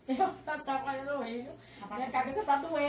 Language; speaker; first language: Portuguese; native; Portuguese